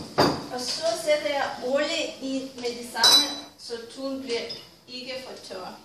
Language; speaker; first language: Danish; non-native, fluent; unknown